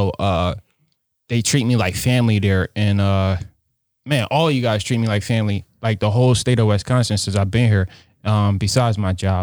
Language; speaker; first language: English; native; English